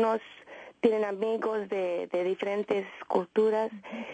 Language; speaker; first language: Spanish; early bilingual, heritage; Spanish